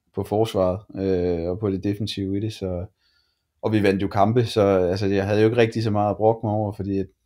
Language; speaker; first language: Danish; native; Danish